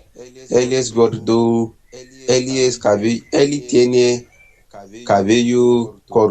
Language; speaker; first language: Spanish; non-native, learner; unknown